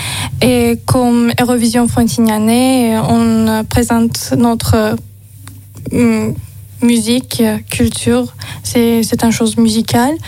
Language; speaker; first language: French; non-native, learner; Azerbaijani